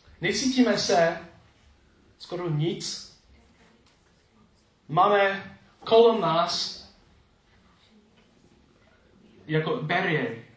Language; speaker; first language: Czech; non-native, learner; English